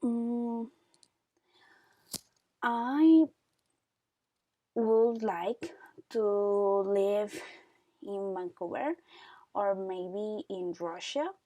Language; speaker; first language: English; non-native, learner; Spanish